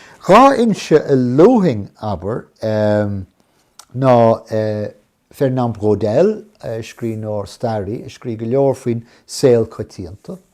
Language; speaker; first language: Irish; non-native, local second language; English